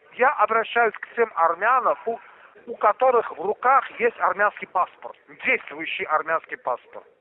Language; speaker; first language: Russian; non-native, local second language; Armenian